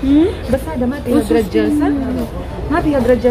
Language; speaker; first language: Arabic; non-native, learner; Filipino